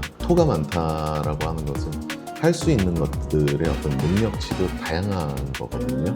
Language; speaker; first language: Korean; native; Korean